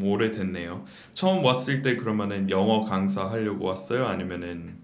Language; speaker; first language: Korean; non-native, fluent; English